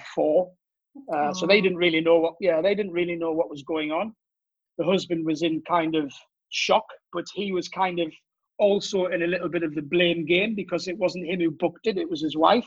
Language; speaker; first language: English; native; English